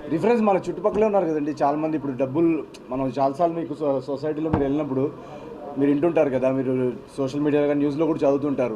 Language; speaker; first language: Telugu; native; Telugu